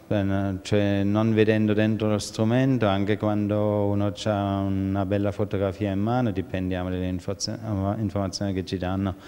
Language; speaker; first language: Italian; non-native, fluent; German